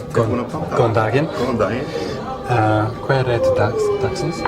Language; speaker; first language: Icelandic; non-native, learner; English